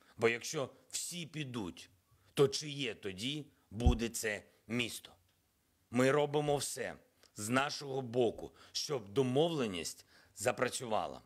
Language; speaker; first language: Ukrainian; non-native, local second language; Russian